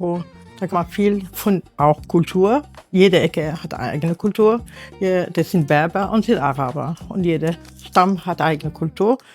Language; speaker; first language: German; non-native, learner; Arabic